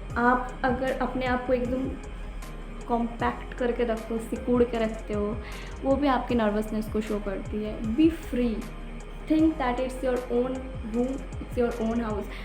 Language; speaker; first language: Hindi; non-native, local second language; Bangla